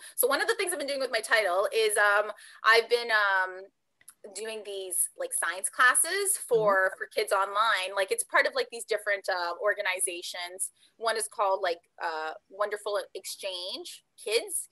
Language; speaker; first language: English; native; English